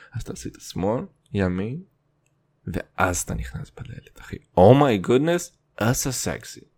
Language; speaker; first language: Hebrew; non-native, fluent; Russian